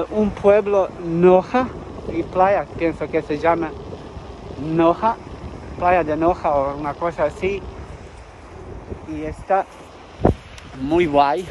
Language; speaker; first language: Spanish; non-native, learner; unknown